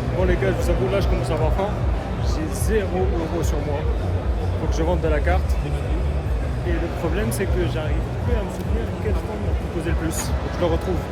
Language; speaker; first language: French; native; French